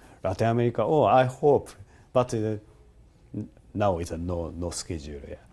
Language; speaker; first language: English; non-native, learner; Japanese